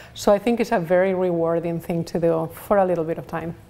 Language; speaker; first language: English; non-native, fluent; Spanish